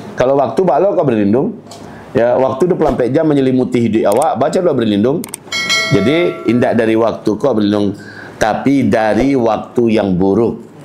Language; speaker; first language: Malay; non-native, local second language; Minangkabau